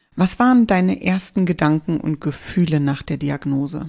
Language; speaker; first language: German; native; German